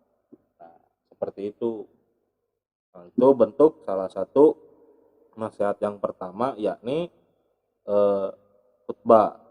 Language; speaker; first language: Indonesian; native; Indonesian